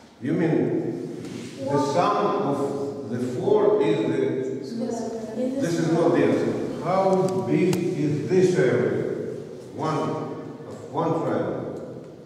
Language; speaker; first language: English; non-native, fluent; Russian